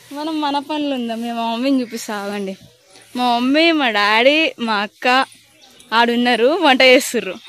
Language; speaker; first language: Telugu; non-native, local second language; Lambadi